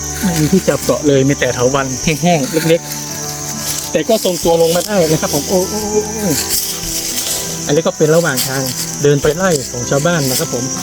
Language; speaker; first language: Thai; native; Thai